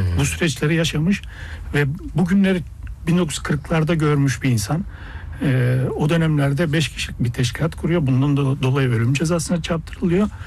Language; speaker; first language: Turkish; early bilingual, heritage; Turkish